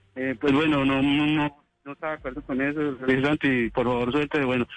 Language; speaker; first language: Spanish; native; Spanish